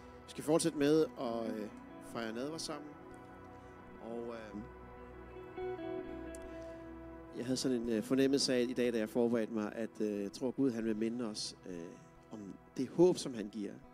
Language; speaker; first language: Danish; native; Danish